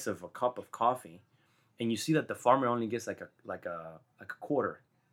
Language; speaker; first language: English; non-native, fluent; Spanish